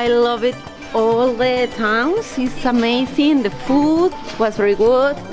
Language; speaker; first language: English; non-native, learner; Spanish